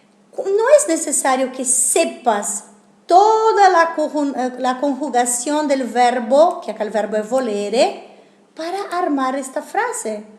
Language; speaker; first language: Spanish; non-native, fluent; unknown